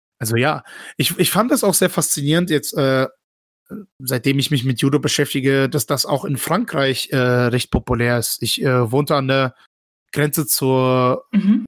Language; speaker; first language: German; early bilingual, other home language; Russian